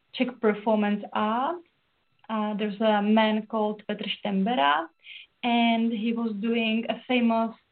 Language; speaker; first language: English; non-native, fluent; Czech